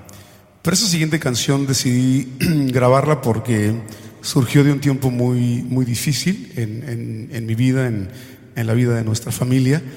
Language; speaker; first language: Spanish; native; Spanish